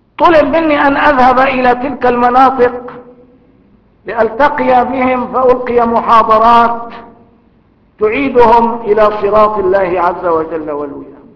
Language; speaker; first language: Arabic; early bilingual, other home language; Kurdish